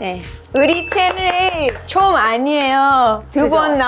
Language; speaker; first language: Korean; non-native, learner; English